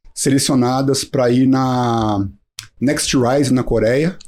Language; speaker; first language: Portuguese; native; Portuguese